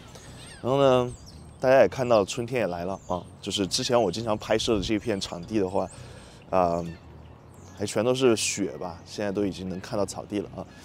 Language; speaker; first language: Chinese; native; Chinese